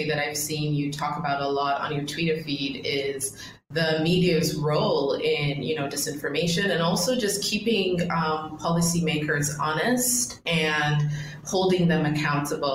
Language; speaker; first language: English; non-native, local second language; Krio